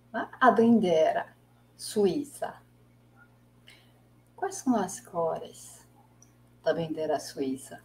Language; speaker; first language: Portuguese; non-native, fluent; French